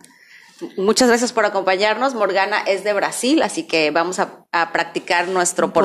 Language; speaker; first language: Spanish; native; Spanish